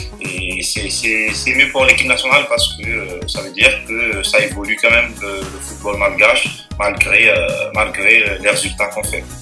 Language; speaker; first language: French; non-native, local second language; Malagasy